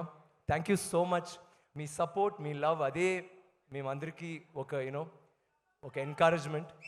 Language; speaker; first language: Telugu; non-native, learner; Tamil